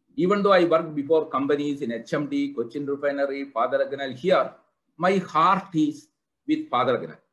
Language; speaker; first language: English; non-native, local second language; Malayalam